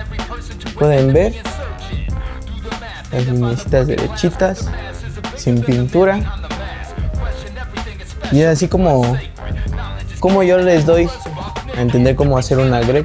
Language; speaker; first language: Spanish; native; Spanish